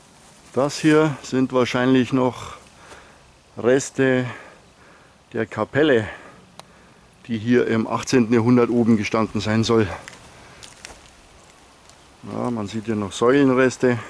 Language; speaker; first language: German; native; German